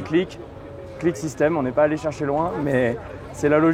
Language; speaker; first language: French; native; French